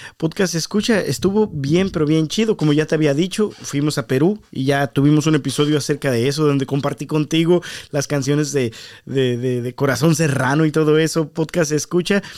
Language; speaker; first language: Spanish; early bilingual, heritage; Spanish